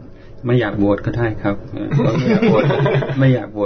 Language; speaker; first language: Thai; non-native, fluent; English